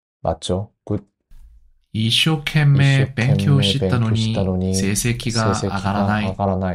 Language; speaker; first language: Japanese; non-native, learner; Korean